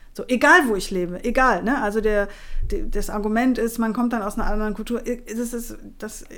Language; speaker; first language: German; non-native, fluent; Spanish